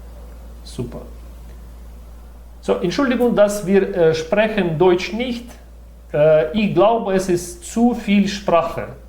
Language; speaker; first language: German; non-native, learner; Russian